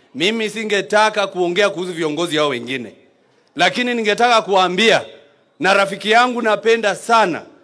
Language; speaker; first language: Swahili; non-native, local second language; Kikuyu